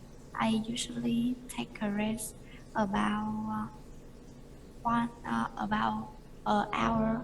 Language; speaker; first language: English; non-native, learner; Vietnamese